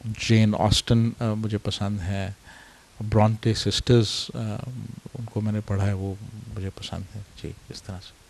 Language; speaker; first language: Urdu; non-native, local second language; Pahari-Potwari